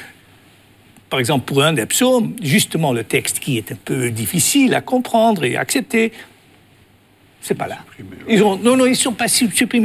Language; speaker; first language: French; non-native, fluent; Dutch